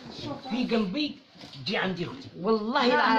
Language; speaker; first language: Arabic; native; Arabic